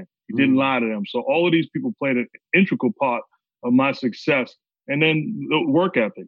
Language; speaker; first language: English; native; English